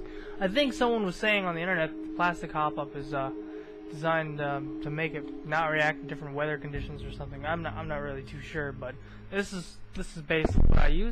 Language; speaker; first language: English; native; English